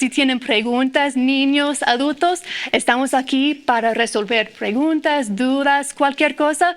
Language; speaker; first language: Spanish; non-native, fluent; English